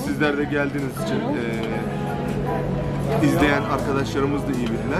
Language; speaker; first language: Turkish; native; Turkish